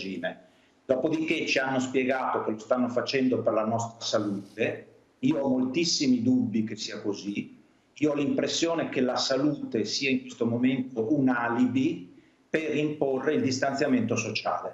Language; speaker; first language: Italian; native; Italian